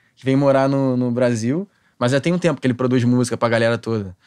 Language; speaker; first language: Portuguese; native; Portuguese